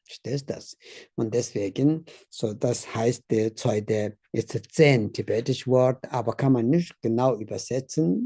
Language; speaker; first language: German; non-native, learner; Tibetan